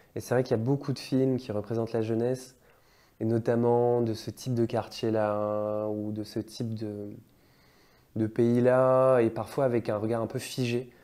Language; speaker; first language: French; native; French